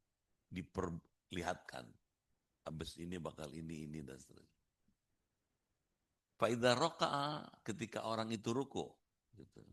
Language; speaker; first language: Indonesian; native; Indonesian